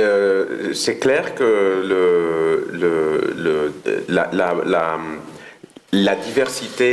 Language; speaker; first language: French; non-native, fluent; Spanish